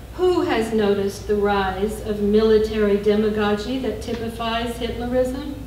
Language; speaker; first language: English; native; English